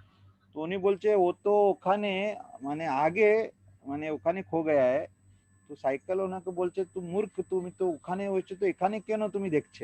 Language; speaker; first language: Bangla; non-native, learner; Hindi